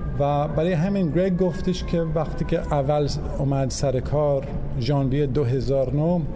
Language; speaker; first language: Persian; early bilingual, heritage; English